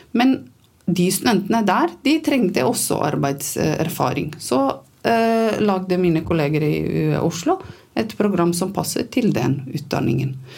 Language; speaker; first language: Norwegian; non-native, fluent; Romanian